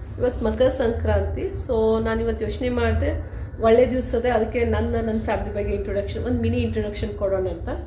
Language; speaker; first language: Kannada; native; Kannada